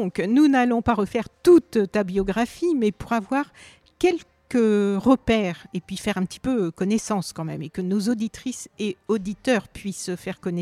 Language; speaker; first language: French; native; French